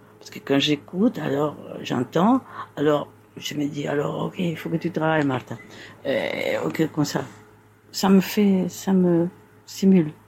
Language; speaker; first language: French; non-native, fluent; Spanish